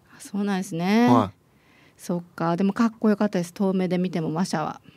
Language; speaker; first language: Japanese; native; Japanese